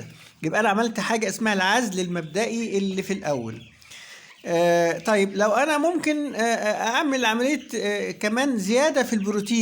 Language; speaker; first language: Arabic; native; Arabic